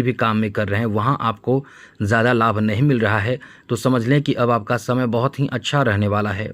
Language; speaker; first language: Hindi; native; Hindi